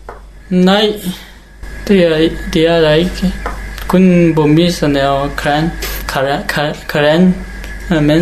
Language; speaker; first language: Danish; non-native, learner; Hakha Chin